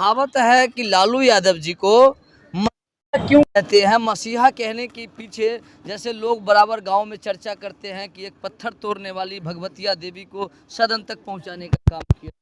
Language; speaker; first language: Hindi; native; Hindi